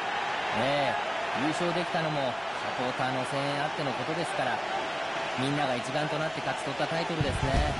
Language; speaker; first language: Japanese; native; Japanese